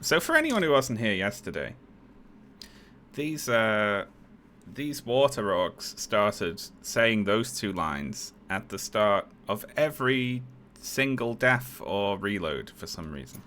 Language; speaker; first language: English; native; English